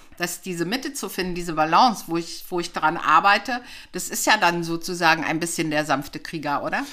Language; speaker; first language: German; native; German